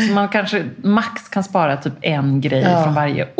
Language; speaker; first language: Swedish; native; Swedish